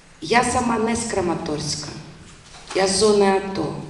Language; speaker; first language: Ukrainian; non-native, local second language; Russian